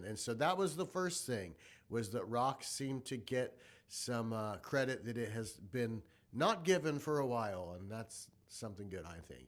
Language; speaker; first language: English; native; English